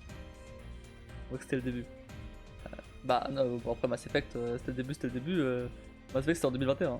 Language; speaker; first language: French; native; French